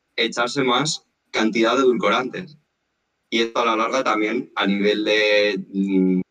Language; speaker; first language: Spanish; native; Spanish